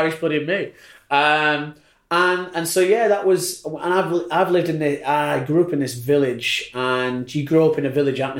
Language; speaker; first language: English; native; English